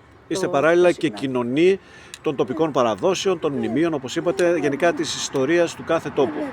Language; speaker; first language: Greek; native; Greek